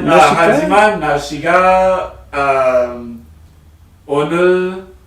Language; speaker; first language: Korean; non-native, learner; English